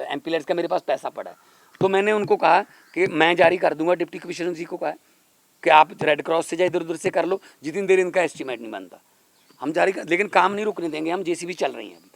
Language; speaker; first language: Hindi; non-native, local second language; Punjabi